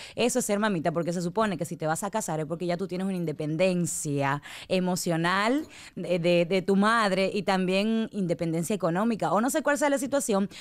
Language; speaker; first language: Spanish; native; Spanish